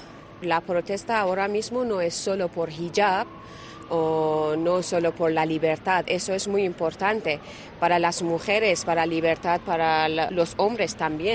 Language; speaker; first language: Spanish; non-native, learner; Persian